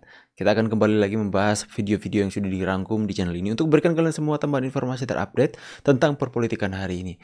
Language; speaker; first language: Indonesian; native; Indonesian